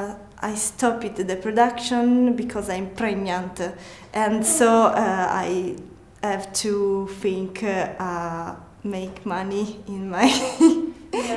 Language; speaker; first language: English; non-native, learner; Italian